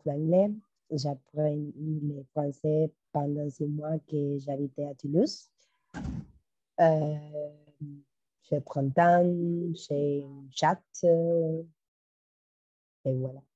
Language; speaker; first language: French; non-native, learner; Spanish